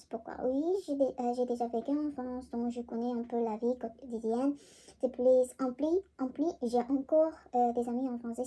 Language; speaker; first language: French; non-native, learner; Korean